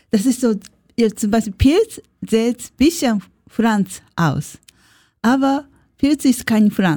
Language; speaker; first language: German; non-native, learner; Japanese